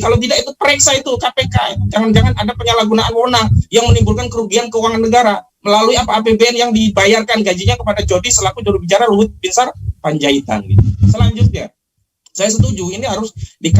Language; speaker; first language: Indonesian; native; Indonesian